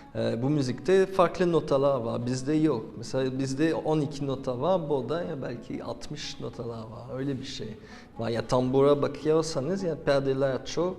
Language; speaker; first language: Turkish; non-native, fluent; French